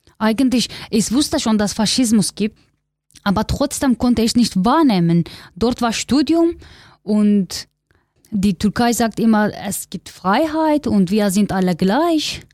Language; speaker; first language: German; non-native, learner; Kurdish